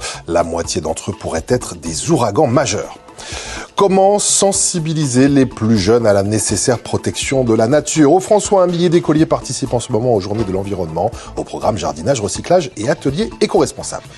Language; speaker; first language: French; native; French